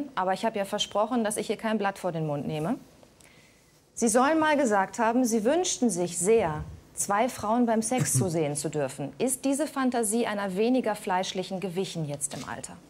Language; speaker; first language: German; native; German